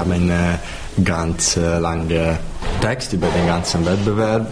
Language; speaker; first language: German; non-native, fluent; Hungarian